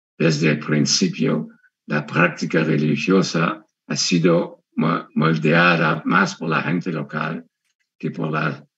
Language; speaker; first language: Spanish; non-native, fluent; French